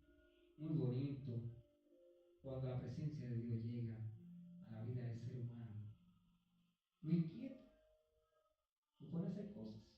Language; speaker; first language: Spanish; native; Spanish